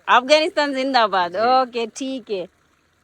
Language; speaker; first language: Hindi; non-native, local second language; Telugu